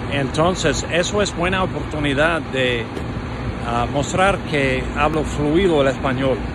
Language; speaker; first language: Spanish; non-native, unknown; English